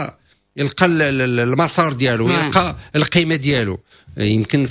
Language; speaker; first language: Arabic; native; Arabic